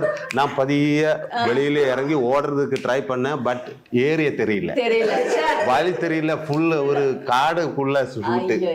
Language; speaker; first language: Tamil; non-native, learner; Malayalam